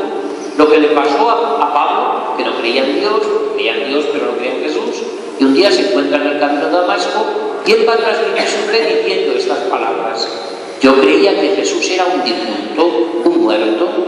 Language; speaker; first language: Spanish; native; Spanish